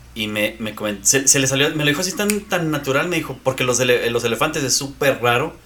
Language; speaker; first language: Spanish; native; Spanish